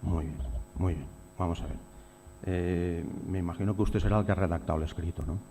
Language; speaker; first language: Spanish; non-native, local second language; Catalan